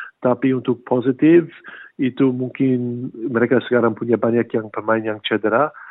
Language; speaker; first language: Indonesian; early bilingual, heritage; English